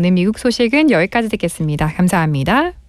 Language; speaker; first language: Korean; native; Korean